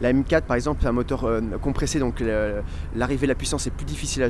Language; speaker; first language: French; native; French